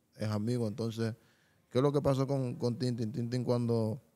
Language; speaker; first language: Spanish; native; Spanish